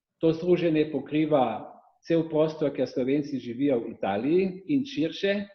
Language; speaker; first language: Slovenian; native; Slovenian